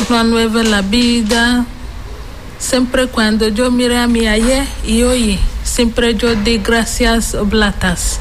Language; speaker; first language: Spanish; non-native, learner; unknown